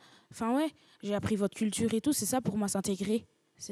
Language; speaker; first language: French; early bilingual, other home language; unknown